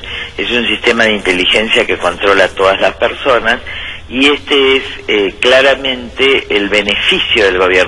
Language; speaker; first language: Spanish; native; Spanish